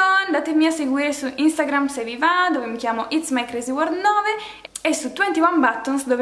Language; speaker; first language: Italian; native; Italian